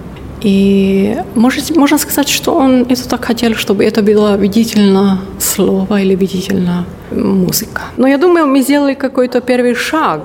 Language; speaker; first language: Russian; non-native, learner; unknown